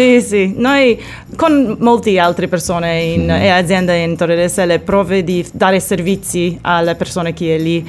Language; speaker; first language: Italian; non-native, learner; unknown